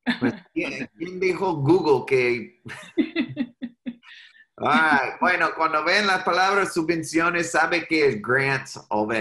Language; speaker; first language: Spanish; non-native, fluent; English